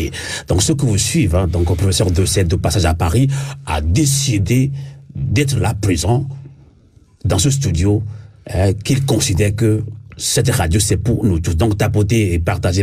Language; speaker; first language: French; non-native, local second language; Ewe